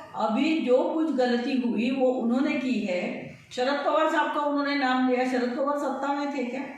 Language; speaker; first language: Hindi; non-native, local second language; Marathi